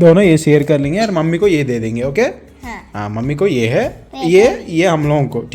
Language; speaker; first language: Hindi; non-native, local second language; Telugu